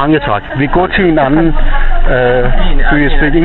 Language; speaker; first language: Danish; non-native, fluent; Persian